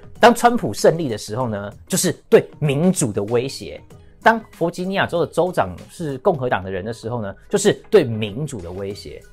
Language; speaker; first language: Chinese; early bilingual, heritage; English